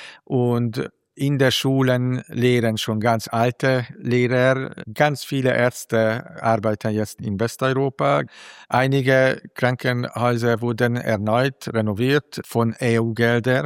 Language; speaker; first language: German; non-native, fluent; Hungarian